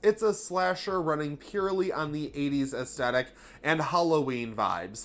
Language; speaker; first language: English; native; English